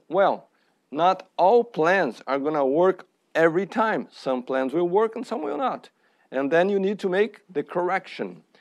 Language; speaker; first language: English; non-native, fluent; Portuguese